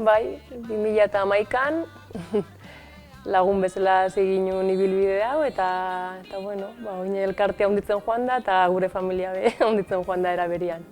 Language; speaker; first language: Basque; native; Basque